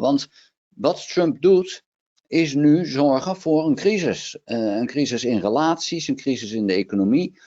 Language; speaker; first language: Dutch; native; Dutch